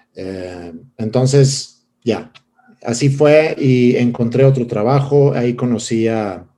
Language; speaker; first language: Spanish; non-native, fluent; Swedish